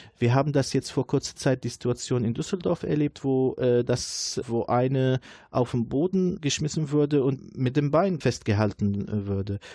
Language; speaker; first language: German; non-native, fluent; Arabic